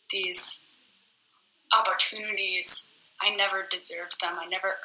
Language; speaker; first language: English; native; English